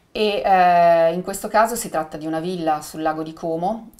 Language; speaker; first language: Italian; native; Italian